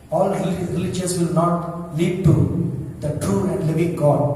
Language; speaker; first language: English; non-native, local second language; Telugu